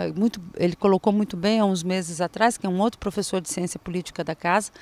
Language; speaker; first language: Portuguese; native; Portuguese